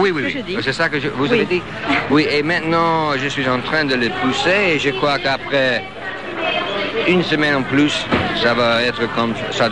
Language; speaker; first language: French; non-native, fluent; English